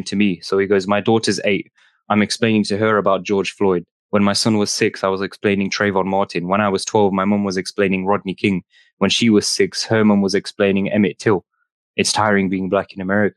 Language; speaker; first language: English; native; English